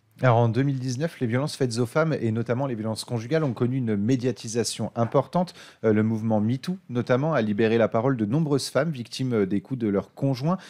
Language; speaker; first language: French; native; French